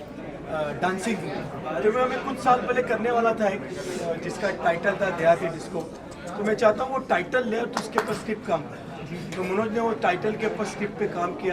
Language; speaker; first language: Hindi; native; Hindi